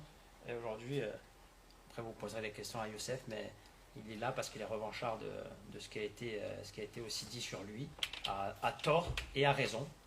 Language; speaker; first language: French; native; French